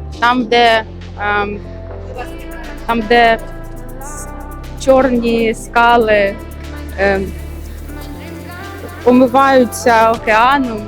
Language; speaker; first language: Ukrainian; native; Ukrainian